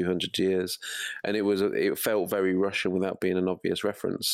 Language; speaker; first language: English; native; English